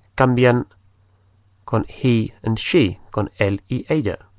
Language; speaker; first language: Spanish; native; Spanish